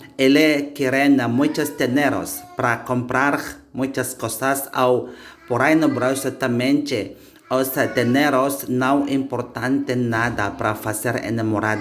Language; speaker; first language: Portuguese; non-native, learner; Indonesian